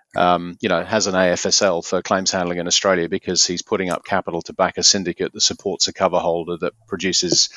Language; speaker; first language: English; native; English